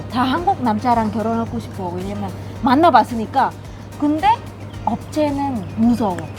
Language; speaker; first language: Korean; non-native, local second language; Vietnamese